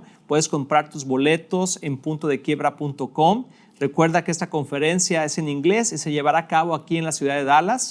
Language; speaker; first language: Spanish; native; Spanish